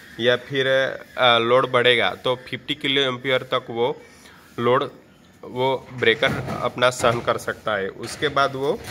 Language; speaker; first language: Hindi; non-native, local second language; Gujarati